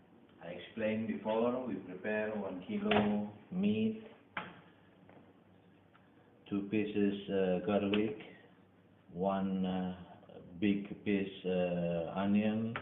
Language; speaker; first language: English; non-native, learner; Indonesian